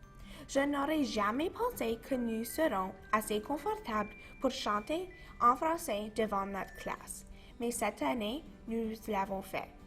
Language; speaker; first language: French; non-native, local second language; English